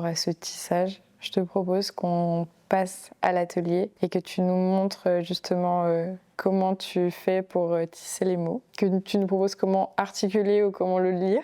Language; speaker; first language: French; native; French